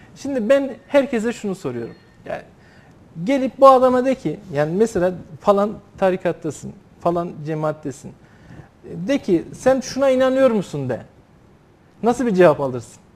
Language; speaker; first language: Turkish; native; Turkish